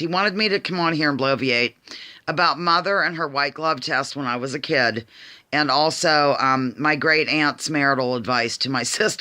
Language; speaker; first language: English; native; English